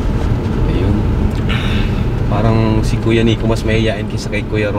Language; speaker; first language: Filipino; native; Filipino